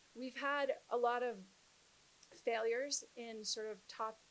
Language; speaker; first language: English; native; English